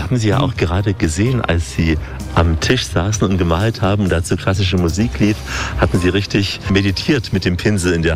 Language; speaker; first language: German; native; German